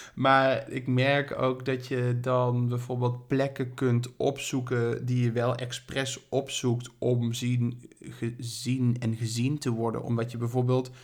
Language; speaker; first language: Dutch; native; Dutch